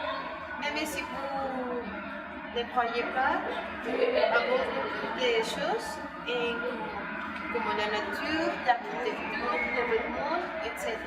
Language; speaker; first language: French; non-native, learner; Spanish